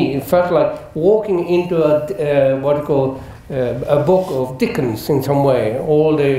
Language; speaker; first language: English; non-native, fluent; German